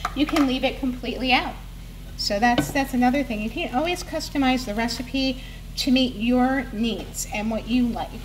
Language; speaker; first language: English; native; English